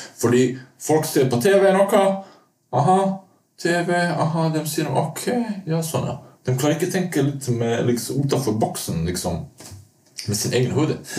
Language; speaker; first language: Norwegian; non-native, fluent; Bosnian